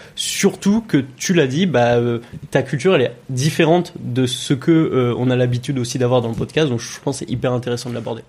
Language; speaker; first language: French; native; French